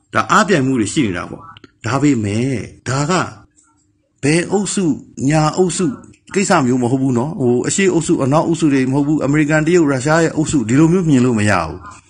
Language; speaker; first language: Burmese; native; Burmese